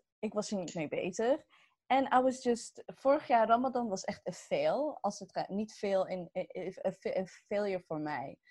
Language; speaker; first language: Dutch; early bilingual, other home language; Arabic